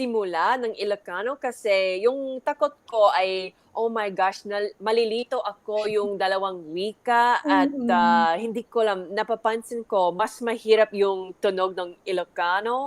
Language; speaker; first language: Filipino; early bilingual, heritage; English